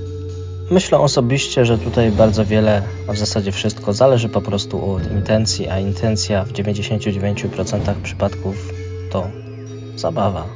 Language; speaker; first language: Polish; native; Polish